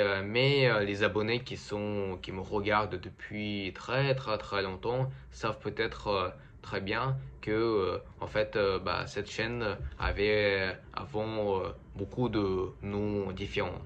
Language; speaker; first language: French; non-native, fluent; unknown